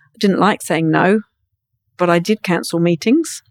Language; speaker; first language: English; native; English